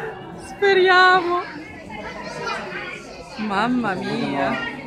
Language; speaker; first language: Italian; non-native, learner; French